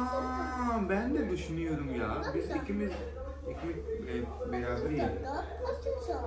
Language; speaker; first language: Turkish; non-native, learner; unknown